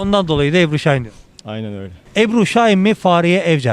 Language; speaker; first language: Turkish; native; Turkish